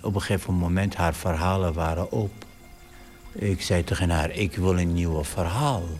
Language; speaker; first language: Dutch; non-native, fluent; Arabic